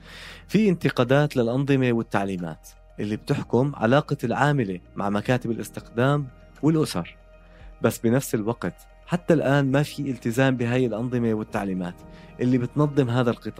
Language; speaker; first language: Arabic; native; Arabic